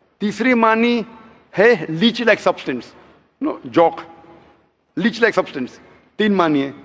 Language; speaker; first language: Hindi; non-native, local second language; Konkani